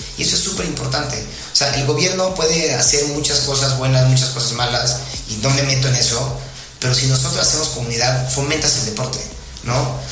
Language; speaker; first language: Spanish; native; Spanish